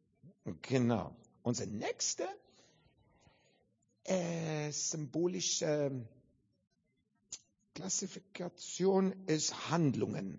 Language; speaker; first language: German; non-native, fluent; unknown